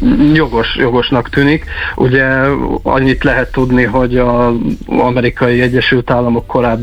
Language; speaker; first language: Hungarian; native; Hungarian